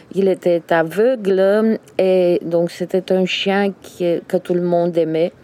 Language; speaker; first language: French; early bilingual, other home language; Romanian